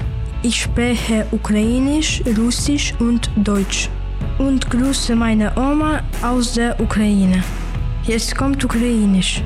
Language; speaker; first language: German; early bilingual, other home language; Ukrainian